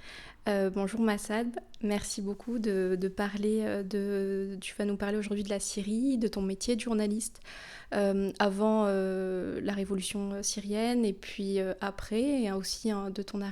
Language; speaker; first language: French; native; French